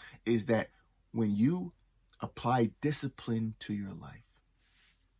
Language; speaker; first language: English; native; English